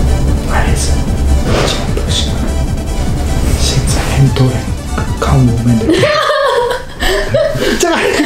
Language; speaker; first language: Chinese; non-native, fluent; Japanese